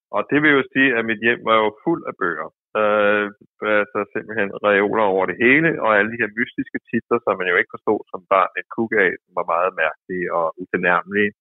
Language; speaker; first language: Danish; native; Danish